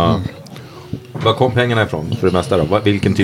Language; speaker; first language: Swedish; native; Swedish